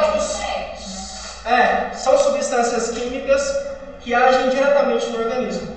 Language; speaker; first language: Portuguese; native; Portuguese